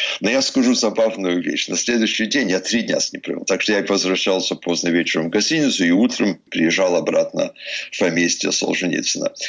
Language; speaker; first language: Russian; non-native, fluent; English